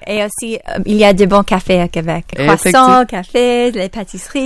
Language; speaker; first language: French; non-native, local second language; English